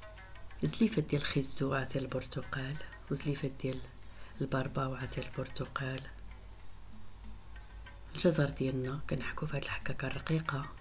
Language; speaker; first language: Arabic; native; Arabic